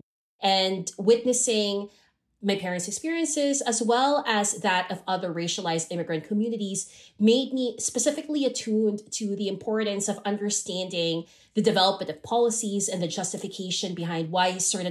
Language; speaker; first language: English; non-native, local second language; Filipino